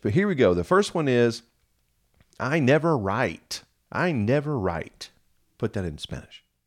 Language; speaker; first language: English; native; English